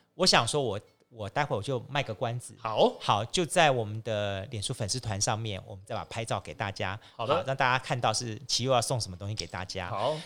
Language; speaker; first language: Chinese; native; Chinese